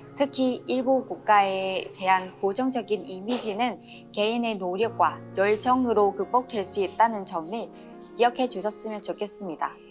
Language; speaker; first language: Korean; non-native, learner; Vietnamese